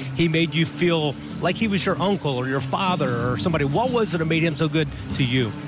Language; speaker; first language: English; native; English